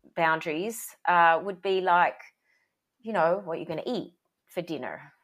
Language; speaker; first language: English; native; English